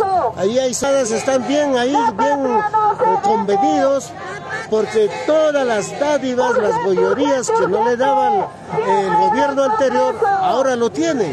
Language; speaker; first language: Spanish; native; Spanish